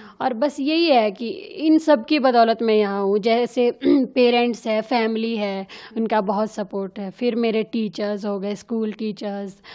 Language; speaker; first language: Hindi; native; Hindi